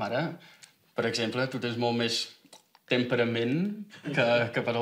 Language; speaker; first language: Catalan; non-native, fluent; Dutch